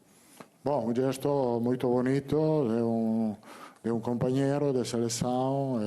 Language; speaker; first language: Portuguese; non-native, learner; Italian